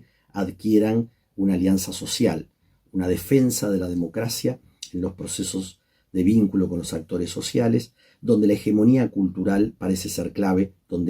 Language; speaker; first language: Spanish; native; Spanish